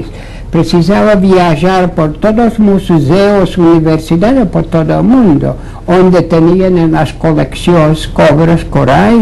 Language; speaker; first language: Portuguese; non-native, fluent; Latvian